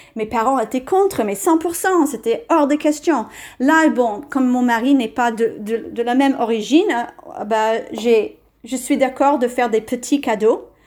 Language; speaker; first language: French; non-native, fluent; English